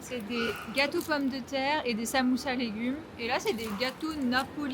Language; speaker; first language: French; native; French